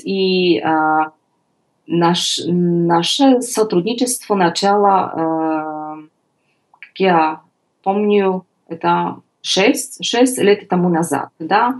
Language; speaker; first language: Russian; non-native, learner; Polish